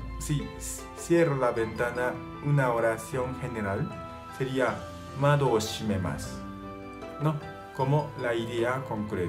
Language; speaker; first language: Spanish; non-native, fluent; Japanese